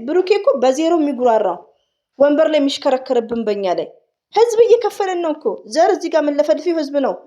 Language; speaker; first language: Amharic; native; Amharic